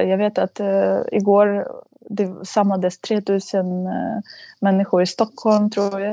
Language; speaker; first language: Swedish; non-native, fluent; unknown